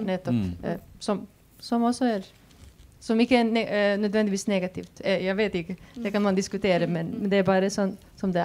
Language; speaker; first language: Swedish; non-native, fluent; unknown